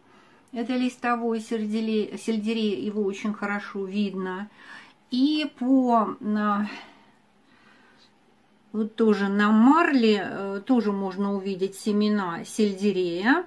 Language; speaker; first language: Russian; native; Russian